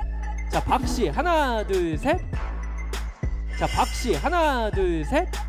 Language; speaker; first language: Korean; native; Korean